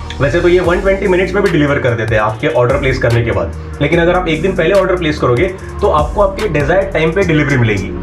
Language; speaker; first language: Hindi; non-native, local second language; Marathi